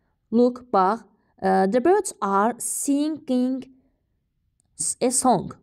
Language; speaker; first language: English; non-native, fluent; Azerbaijani